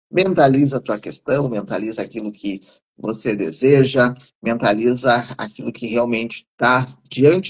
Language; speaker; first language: Portuguese; native; Portuguese